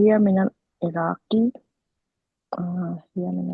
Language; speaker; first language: Arabic; non-native, learner; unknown